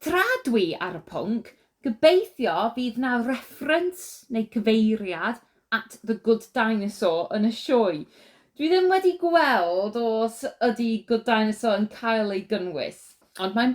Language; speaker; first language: Welsh; non-native, learner; English